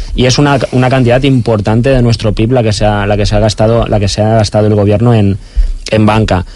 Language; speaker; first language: Spanish; non-native, local second language; Catalan